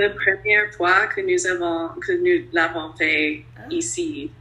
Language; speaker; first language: French; non-native, learner; English